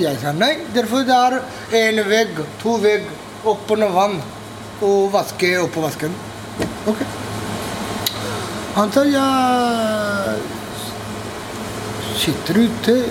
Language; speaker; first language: Norwegian; non-native, learner; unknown